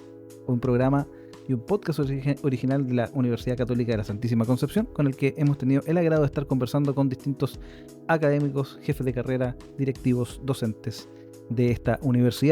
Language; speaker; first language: Spanish; native; Spanish